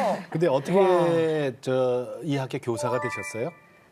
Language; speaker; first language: Korean; native; Korean